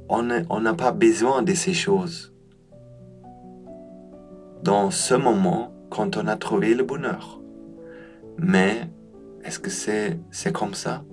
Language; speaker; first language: French; non-native, learner; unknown